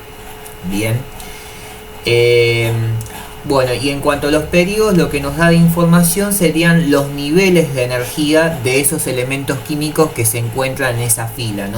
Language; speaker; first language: Spanish; native; Spanish